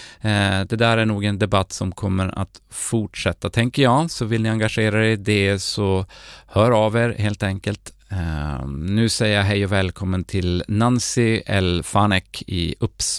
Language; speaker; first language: Swedish; native; Swedish